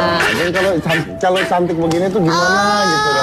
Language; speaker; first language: Indonesian; native; Indonesian